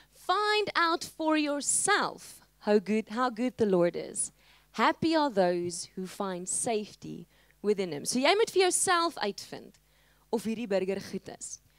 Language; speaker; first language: English; non-native, local second language; Afrikaans